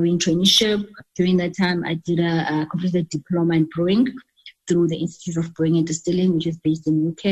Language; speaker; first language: English; non-native, local second language; Xhosa